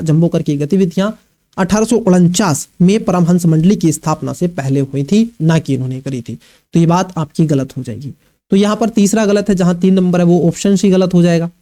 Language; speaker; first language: Hindi; native; Hindi